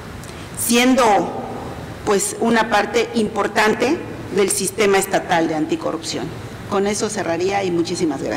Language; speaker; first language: Spanish; native; Spanish